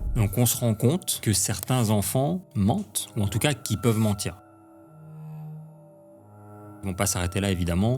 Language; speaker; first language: French; native; French